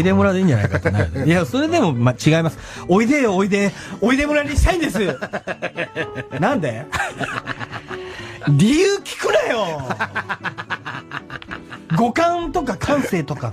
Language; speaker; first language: Japanese; native; Japanese